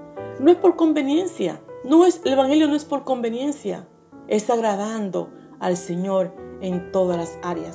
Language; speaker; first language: Spanish; native; Spanish